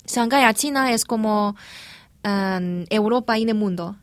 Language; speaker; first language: Spanish; non-native, fluent; Chinese